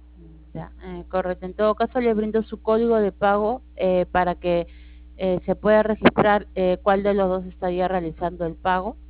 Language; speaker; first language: Spanish; native; Spanish